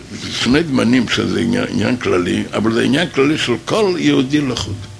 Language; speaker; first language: Hebrew; non-native, fluent; Yiddish